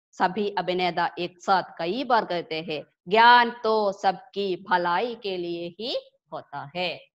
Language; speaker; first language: Hindi; non-native, local second language; Malayalam